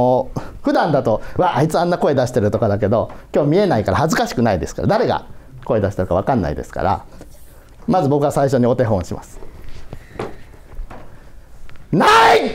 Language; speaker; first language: Japanese; native; Japanese